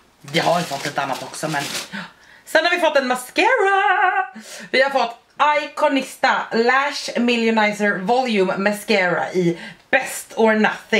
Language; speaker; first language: Swedish; native; Swedish